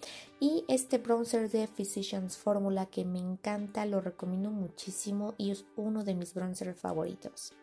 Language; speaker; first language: Spanish; native; Spanish